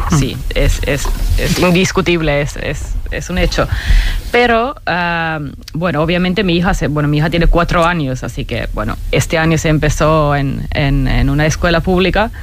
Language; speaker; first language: Spanish; non-native, fluent; Finnish